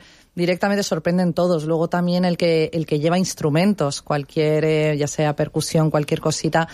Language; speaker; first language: Spanish; native; Spanish